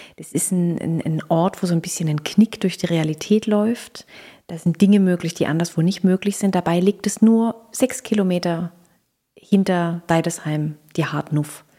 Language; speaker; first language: German; native; German